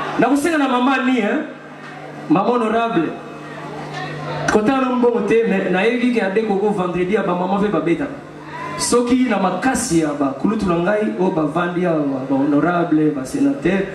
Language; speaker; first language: Lingala; native; Lingala